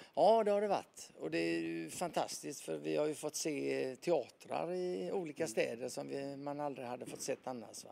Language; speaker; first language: Swedish; native; Swedish